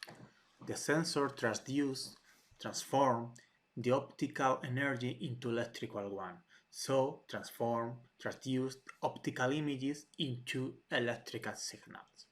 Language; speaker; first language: English; non-native, fluent; Spanish